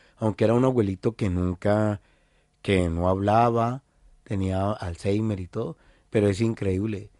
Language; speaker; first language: Spanish; native; Spanish